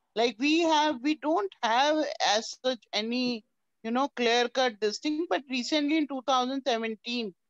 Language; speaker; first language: English; non-native, local second language; Hindi